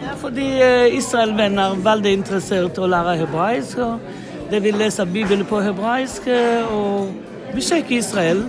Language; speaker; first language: Norwegian; non-native, learner; Hebrew